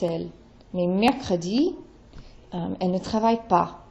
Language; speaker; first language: French; non-native, fluent; English